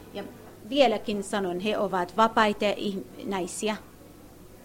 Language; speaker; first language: Finnish; non-native, learner; Kurdish